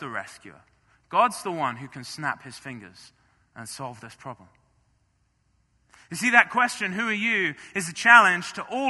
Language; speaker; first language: English; native; English